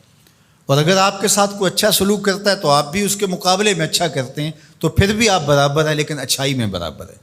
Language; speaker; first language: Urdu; non-native, local second language; Punjabi